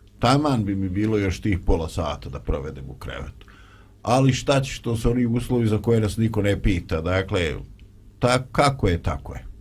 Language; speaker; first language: Bosnian; native; Bosnian